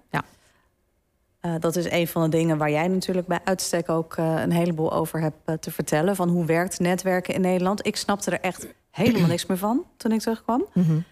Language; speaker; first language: Dutch; native; Dutch